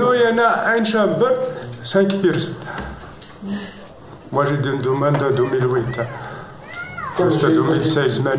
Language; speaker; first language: French; non-native, learner; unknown